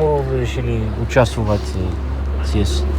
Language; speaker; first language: Russian; non-native, learner; Dutch